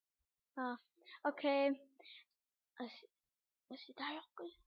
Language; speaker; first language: German; early bilingual, other home language; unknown